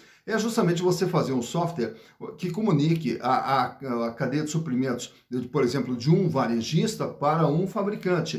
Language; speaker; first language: Portuguese; native; Portuguese